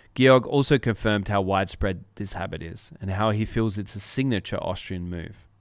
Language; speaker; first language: English; native; English